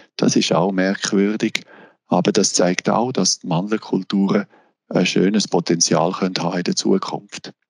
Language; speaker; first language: German; non-native, local second language; French